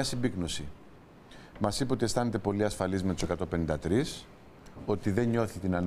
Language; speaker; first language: Greek; native; Greek